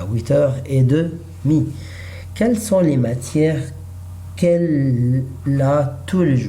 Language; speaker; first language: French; non-native, learner; Arabic